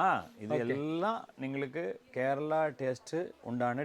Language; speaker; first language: Malayalam; non-native, local second language; Tamil